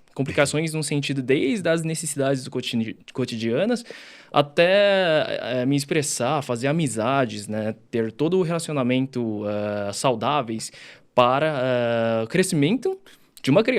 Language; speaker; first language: Portuguese; early bilingual, other home language; Chinese